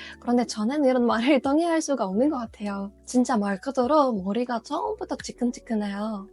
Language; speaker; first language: Korean; non-native, fluent; Russian